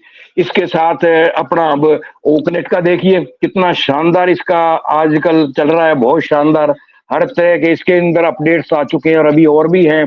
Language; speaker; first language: Hindi; native; Hindi